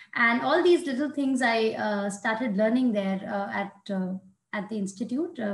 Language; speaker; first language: English; non-native, local second language; Hindi